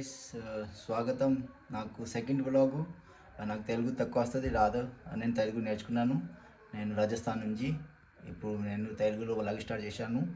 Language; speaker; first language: Telugu; non-native, learner; Marwari